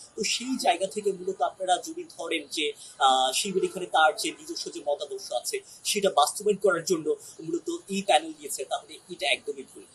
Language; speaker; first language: Bangla; non-native, local second language; Chakma